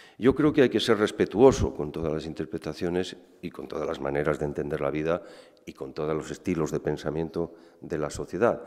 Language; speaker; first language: Spanish; native; Spanish